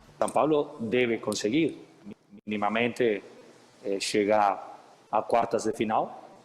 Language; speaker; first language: Portuguese; non-native, learner; Spanish